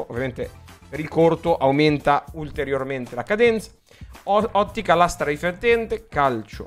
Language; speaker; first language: Italian; native; Italian